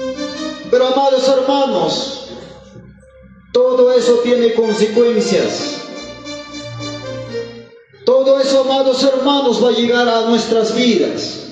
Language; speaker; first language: Spanish; non-native, local second language; Quechua